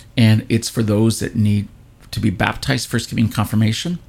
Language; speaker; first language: English; native; English